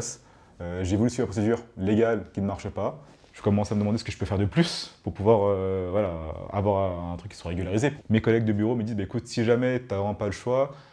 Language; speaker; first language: French; native; French